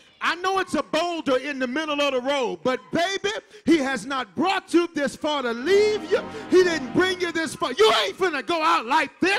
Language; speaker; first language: English; native; English